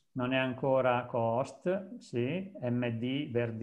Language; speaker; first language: Italian; native; Italian